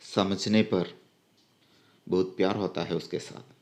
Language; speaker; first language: Hindi; non-native, local second language; Malayalam